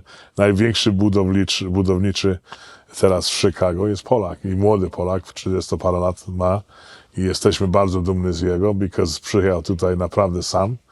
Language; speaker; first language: Polish; early bilingual, heritage; Polish